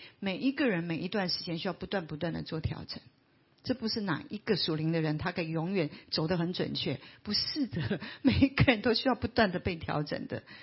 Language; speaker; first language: Chinese; native; Chinese